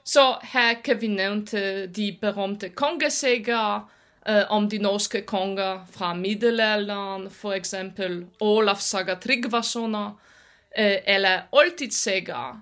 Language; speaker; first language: Danish; non-native, fluent; Polish